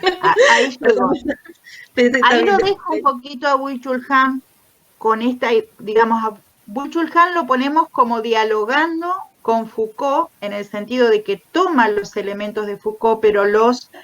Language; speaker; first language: Spanish; native; Spanish